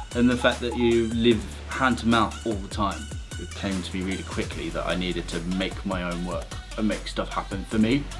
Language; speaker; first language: English; native; English